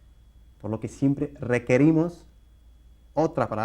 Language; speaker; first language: Spanish; non-native, fluent; English